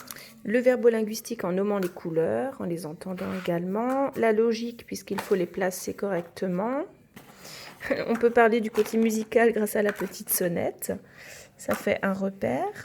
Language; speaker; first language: French; native; French